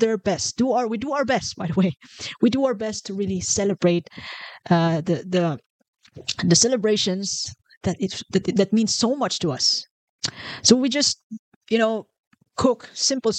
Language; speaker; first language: English; non-native, local second language; Filipino